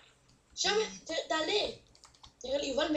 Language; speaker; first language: Hebrew; native; Hebrew